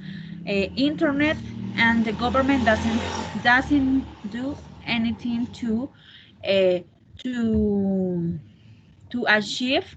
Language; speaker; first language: English; non-native, learner; Spanish